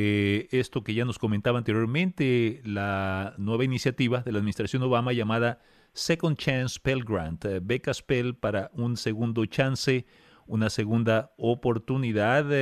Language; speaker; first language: Spanish; native; Spanish